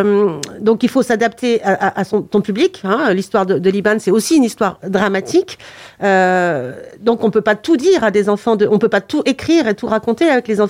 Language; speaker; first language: French; native; French